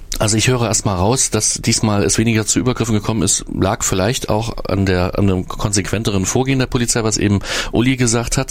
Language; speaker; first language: German; native; German